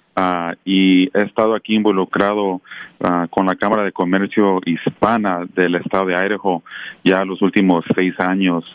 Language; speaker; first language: Spanish; native; Spanish